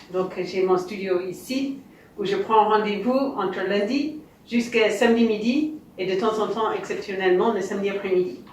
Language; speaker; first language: French; non-native, fluent; English